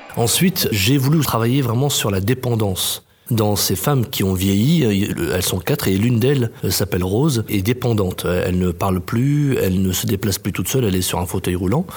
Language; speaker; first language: French; native; French